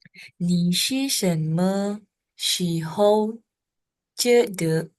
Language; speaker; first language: Chinese; non-native, learner; Indonesian